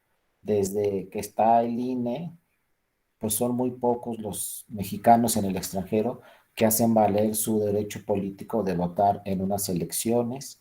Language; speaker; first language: Spanish; native; Spanish